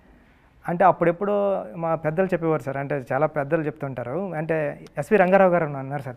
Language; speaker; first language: Telugu; native; Telugu